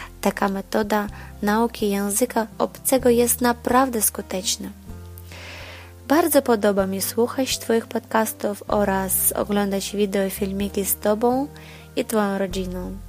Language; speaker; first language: Polish; non-native, learner; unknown